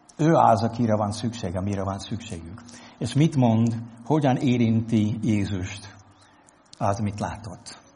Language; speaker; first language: Hungarian; non-native, fluent; English